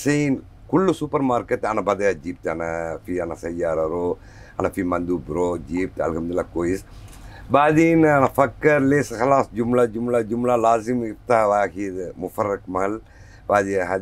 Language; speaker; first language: Arabic; non-native, learner; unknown